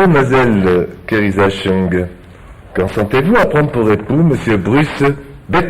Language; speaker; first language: French; native; French